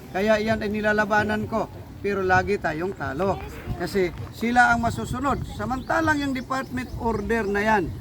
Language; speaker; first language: Filipino; non-native, local second language; Hiligaynon